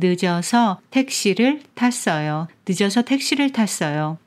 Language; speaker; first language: Korean; non-native, fluent; Chinese